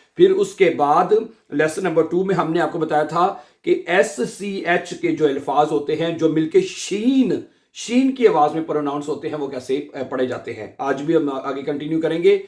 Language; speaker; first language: Urdu; native; Urdu